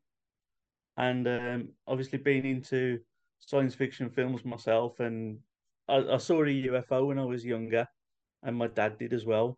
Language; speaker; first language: English; native; English